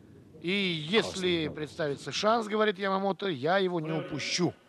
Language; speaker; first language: Russian; native; Russian